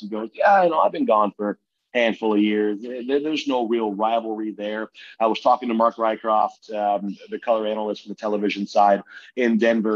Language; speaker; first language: English; native; English